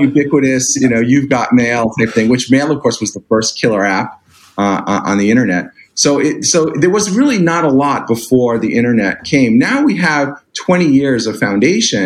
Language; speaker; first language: English; native; English